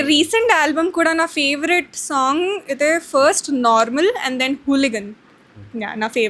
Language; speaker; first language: Telugu; non-native, learner; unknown